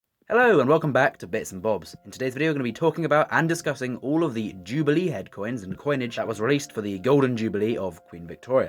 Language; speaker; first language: English; native; English